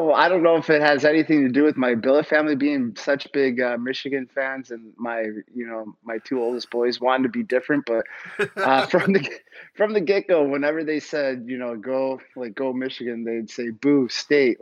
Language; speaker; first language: English; native; English